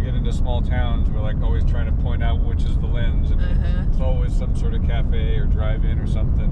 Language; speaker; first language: English; native; English